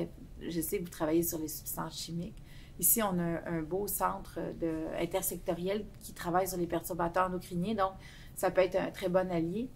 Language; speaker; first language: French; native; French